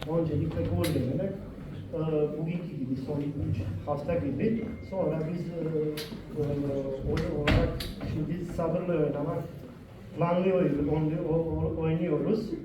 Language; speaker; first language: Turkish; non-native, fluent; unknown